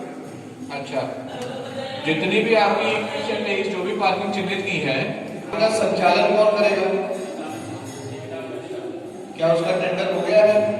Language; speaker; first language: Hindi; native; Hindi